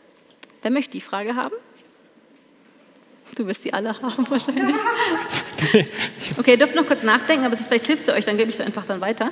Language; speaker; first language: German; native; German